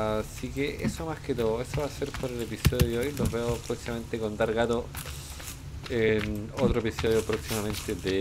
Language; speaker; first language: Spanish; native; Spanish